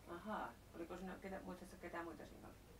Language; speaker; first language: Finnish; native; Finnish